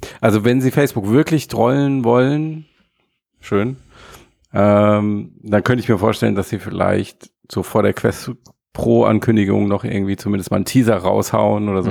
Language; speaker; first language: German; native; German